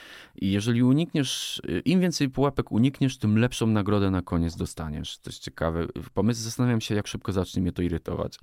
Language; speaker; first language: Polish; native; Polish